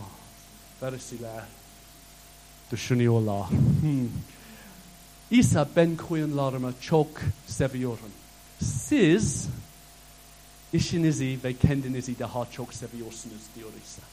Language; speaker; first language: Turkish; non-native, fluent; English